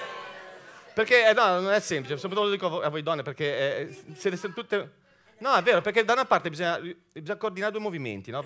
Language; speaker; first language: Italian; native; Italian